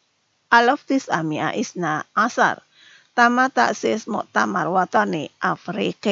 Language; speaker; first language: Arabic; non-native, fluent; Indonesian